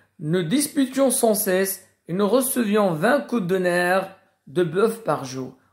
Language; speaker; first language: French; non-native, local second language; Arabic